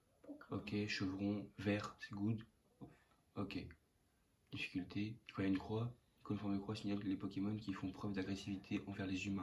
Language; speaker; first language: French; native; French